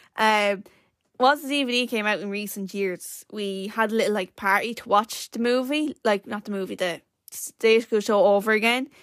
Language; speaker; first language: English; native; English